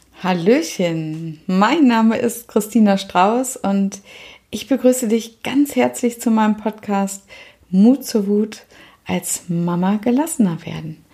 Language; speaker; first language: German; native; German